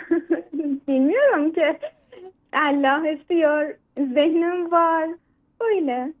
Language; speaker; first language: Turkish; non-native, learner; Persian